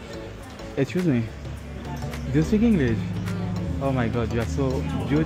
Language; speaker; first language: English; non-native, learner; French